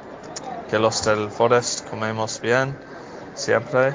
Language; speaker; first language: Spanish; non-native, fluent; English